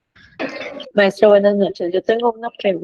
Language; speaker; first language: Spanish; native; Spanish